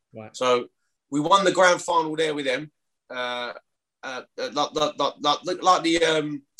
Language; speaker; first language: English; native; English